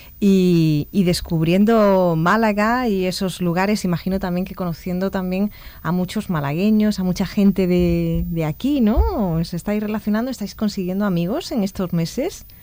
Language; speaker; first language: Spanish; native; Spanish